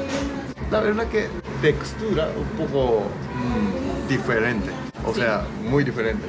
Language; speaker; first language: Spanish; non-native, learner; Japanese